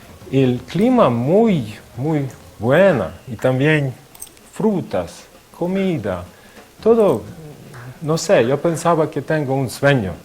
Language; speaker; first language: Spanish; non-native, fluent; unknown